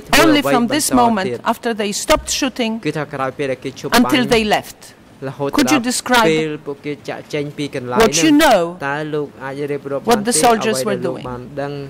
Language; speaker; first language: English; non-native, fluent; French